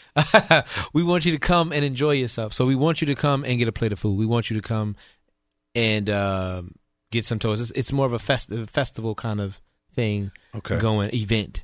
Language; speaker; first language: English; native; English